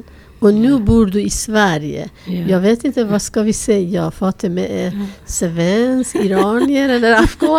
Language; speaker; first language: Swedish; non-native, fluent; Persian